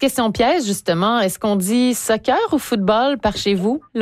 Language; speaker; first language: French; native; French